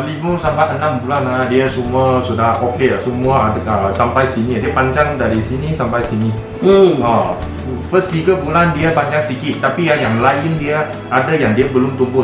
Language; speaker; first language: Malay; non-native, local second language; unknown